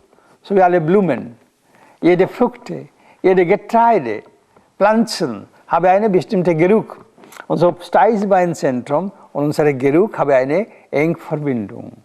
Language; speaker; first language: German; non-native, learner; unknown